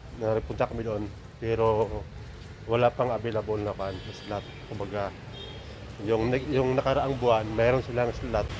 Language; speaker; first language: Filipino; non-native, local second language; Cebuano